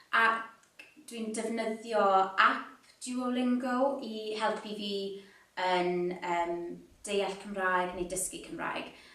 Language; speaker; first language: Welsh; non-native, local second language; English